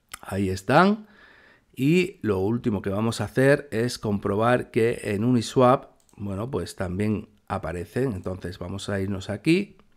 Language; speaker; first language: Spanish; native; Spanish